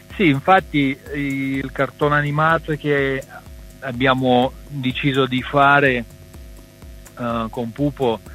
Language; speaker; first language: Italian; non-native, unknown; Russian